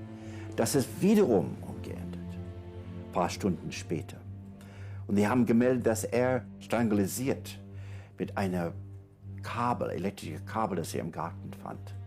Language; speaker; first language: German; non-native, fluent; English